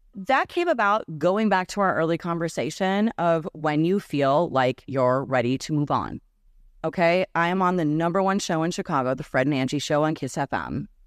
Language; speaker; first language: English; early bilingual, other home language; Serbian